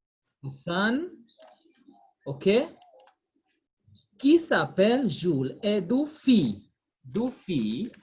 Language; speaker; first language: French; non-native, fluent; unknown